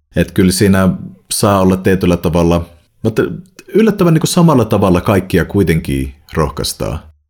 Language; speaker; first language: Finnish; native; Finnish